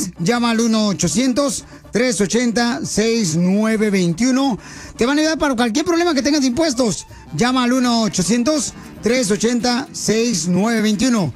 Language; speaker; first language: Spanish; native; Spanish